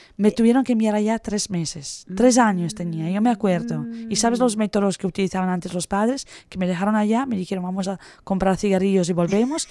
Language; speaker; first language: Spanish; non-native, fluent; Italian